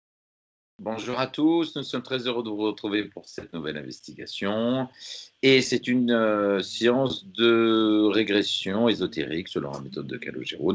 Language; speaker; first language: French; native; French